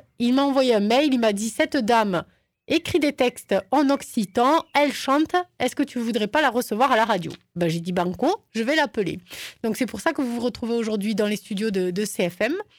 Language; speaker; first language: French; native; French